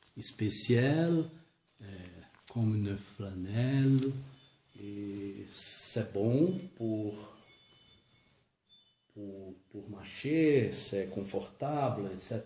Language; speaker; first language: French; non-native, learner; Portuguese